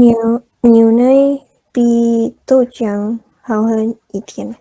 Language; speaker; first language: Chinese; non-native, learner; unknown